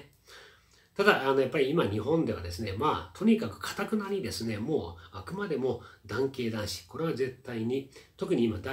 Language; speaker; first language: Japanese; native; Japanese